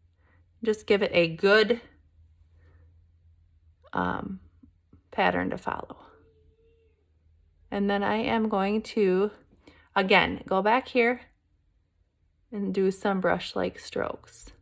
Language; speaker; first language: English; native; English